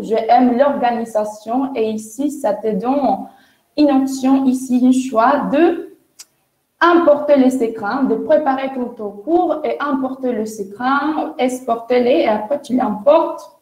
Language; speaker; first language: French; non-native, fluent; Spanish